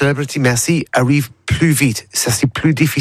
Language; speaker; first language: French; non-native, learner; English